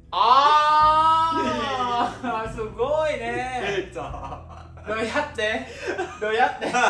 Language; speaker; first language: Japanese; non-native, learner; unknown